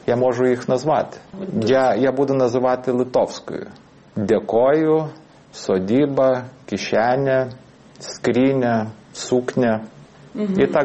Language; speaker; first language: Ukrainian; non-native, fluent; Lithuanian